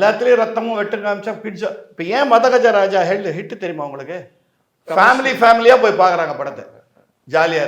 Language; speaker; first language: Tamil; native; Tamil